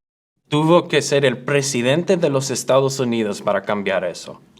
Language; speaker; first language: Spanish; early bilingual, other home language; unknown